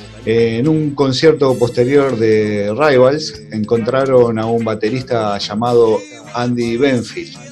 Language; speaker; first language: Spanish; native; Spanish